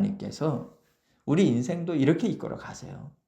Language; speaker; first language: Korean; native; Korean